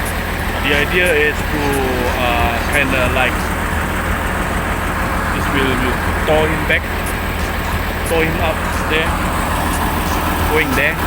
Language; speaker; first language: English; non-native, local second language; Malay